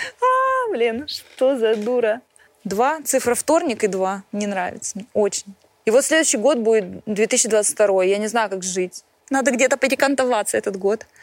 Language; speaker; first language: Russian; native; Russian